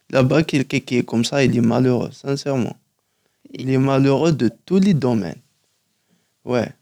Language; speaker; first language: French; non-native, local second language; Kabyle